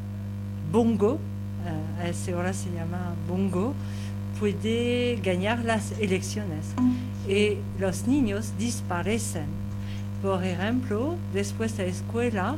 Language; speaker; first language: Spanish; non-native, learner; French